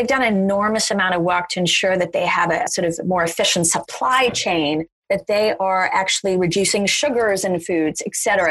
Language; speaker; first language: English; native; English